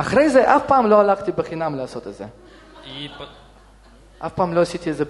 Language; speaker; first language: Hebrew; non-native, fluent; Russian